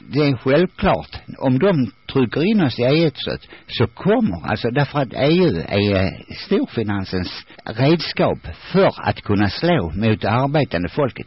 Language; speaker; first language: Swedish; native; Swedish